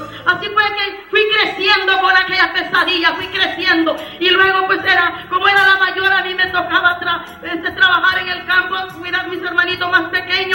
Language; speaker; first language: Spanish; native; Spanish